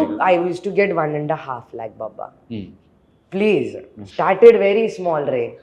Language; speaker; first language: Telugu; non-native, local second language; Hindi